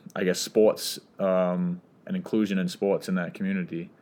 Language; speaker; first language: English; native; English